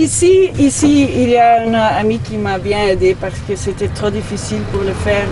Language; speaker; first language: French; non-native, learner; Dutch